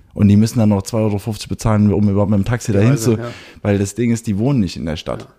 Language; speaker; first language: German; early bilingual, heritage; German